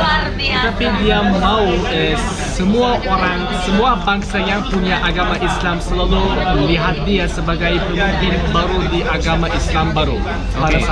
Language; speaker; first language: Indonesian; non-native, learner; Turkish